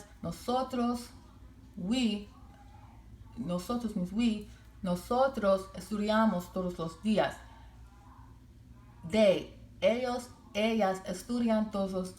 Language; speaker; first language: Spanish; non-native, learner; English